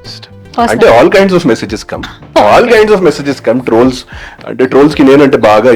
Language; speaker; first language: Telugu; non-native, fluent; Hindi